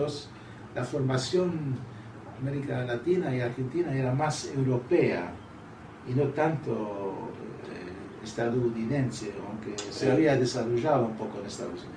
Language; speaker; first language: Spanish; non-native, fluent; English